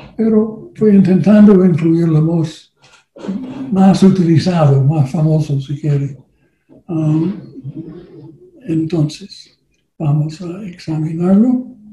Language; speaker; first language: Spanish; non-native, learner; English